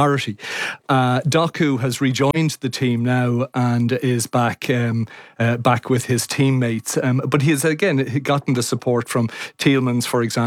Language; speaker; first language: English; native; English